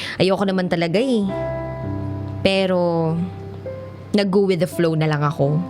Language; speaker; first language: Filipino; native; Filipino